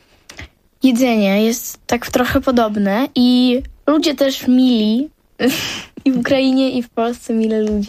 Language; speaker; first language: Polish; non-native, learner; Ukrainian